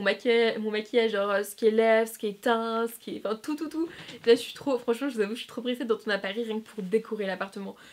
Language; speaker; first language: French; native; French